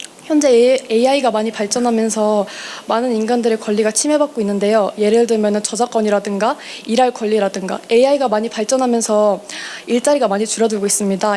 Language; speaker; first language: Korean; early bilingual, other home language; Mongolian